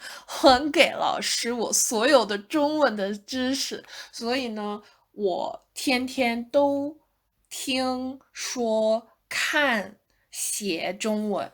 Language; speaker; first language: Chinese; non-native, fluent; English